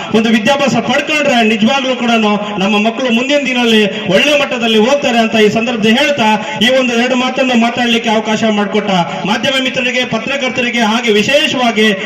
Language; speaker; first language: Kannada; non-native, local second language; Urdu